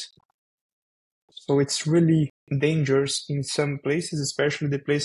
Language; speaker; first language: English; non-native, fluent; Portuguese